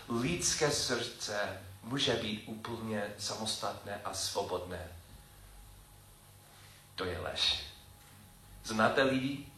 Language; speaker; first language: Czech; non-native, learner; English